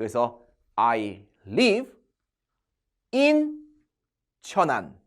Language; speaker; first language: English; non-native, fluent; Korean